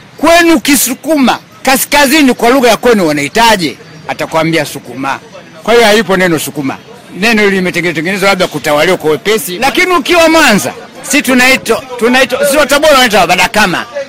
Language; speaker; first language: Swahili; non-native, local second language; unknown